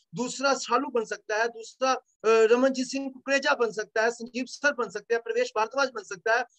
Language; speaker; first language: Hindi; native; Hindi